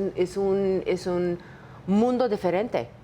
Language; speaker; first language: Spanish; non-native, learner; English